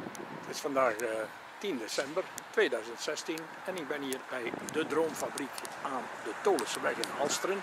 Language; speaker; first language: Dutch; native; Dutch